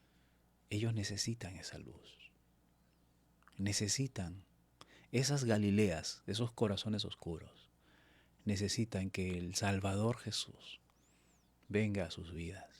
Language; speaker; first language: Spanish; native; Spanish